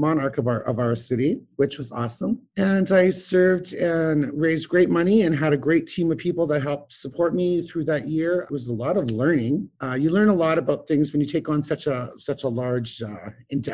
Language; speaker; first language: English; native; English